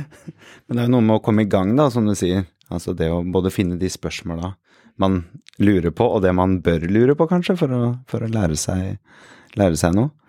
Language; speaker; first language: Norwegian; native; Norwegian